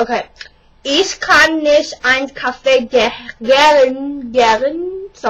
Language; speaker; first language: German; non-native, learner; Spanish